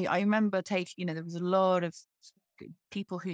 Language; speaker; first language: English; native; English